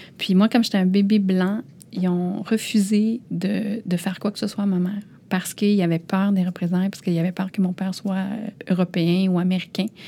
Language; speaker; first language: French; early bilingual, other home language; Lao